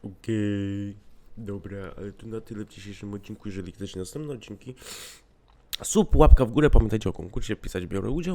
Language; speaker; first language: Polish; native; Polish